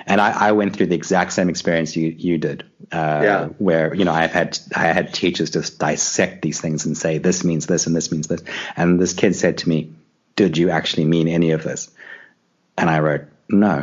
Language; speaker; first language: English; native; English